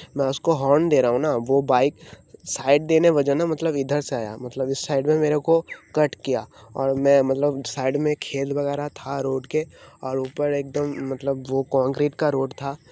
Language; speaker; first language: Hindi; non-native, local second language; Bangla